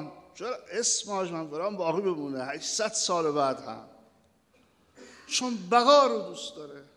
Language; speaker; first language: Persian; native; Persian